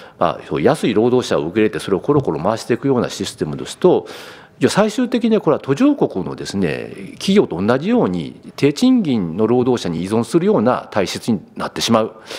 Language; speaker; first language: Japanese; native; Japanese